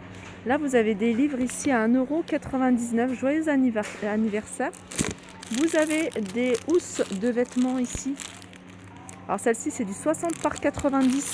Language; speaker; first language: French; native; French